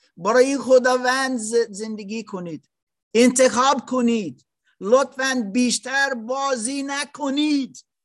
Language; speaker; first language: Persian; non-native, learner; German